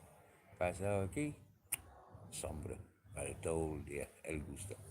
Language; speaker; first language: Spanish; non-native, learner; English